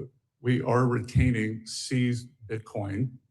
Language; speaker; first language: English; native; English